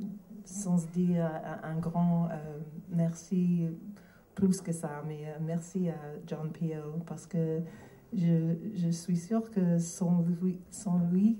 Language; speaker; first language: French; non-native, learner; English